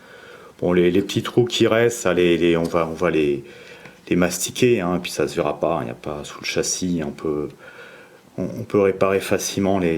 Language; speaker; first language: French; native; French